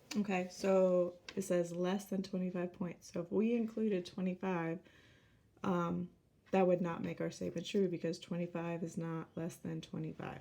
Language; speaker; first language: English; native; English